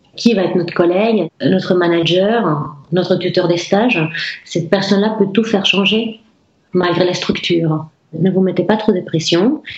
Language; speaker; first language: French; non-native, fluent; Spanish